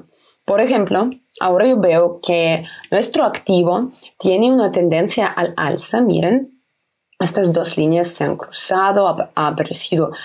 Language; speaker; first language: Spanish; non-native, fluent; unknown